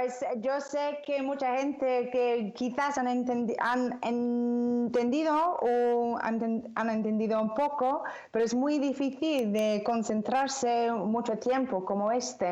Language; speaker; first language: Spanish; non-native, fluent; English